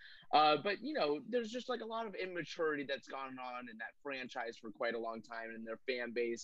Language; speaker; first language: English; native; English